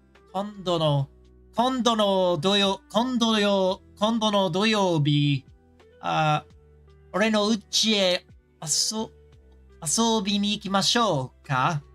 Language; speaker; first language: Japanese; non-native, learner; English